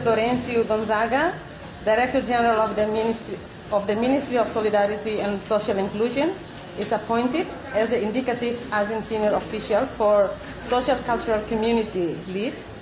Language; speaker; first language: English; non-native, fluent; Tetum